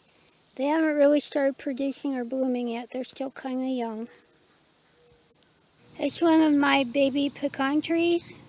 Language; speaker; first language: English; native; English